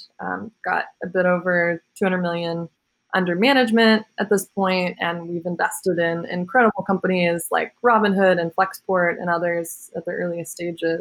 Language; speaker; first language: English; native; English